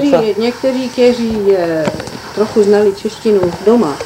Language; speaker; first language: Czech; early bilingual, heritage; Czech